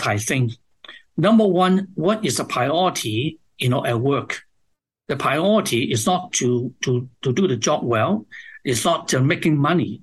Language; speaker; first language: English; non-native, local second language; Cantonese